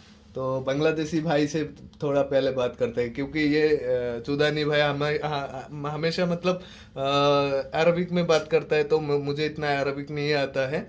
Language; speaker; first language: Hindi; non-native, local second language; Assamese